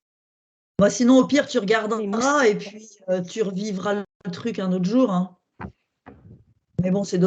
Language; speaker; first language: French; native; French